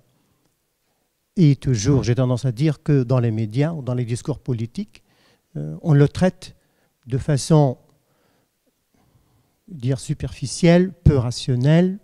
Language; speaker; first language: French; non-native, fluent; Arabic